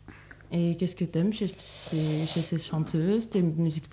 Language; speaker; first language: French; native; French